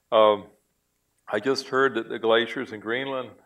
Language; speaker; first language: English; native; English